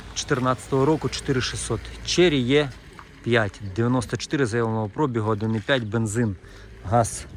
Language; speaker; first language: Ukrainian; native; Ukrainian